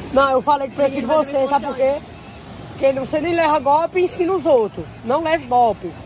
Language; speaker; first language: Portuguese; native; Portuguese